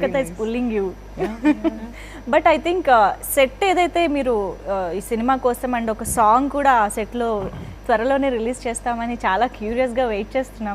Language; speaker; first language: Telugu; native; Telugu